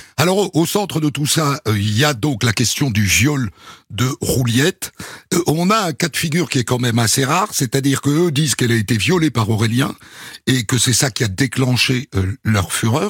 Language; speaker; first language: French; native; French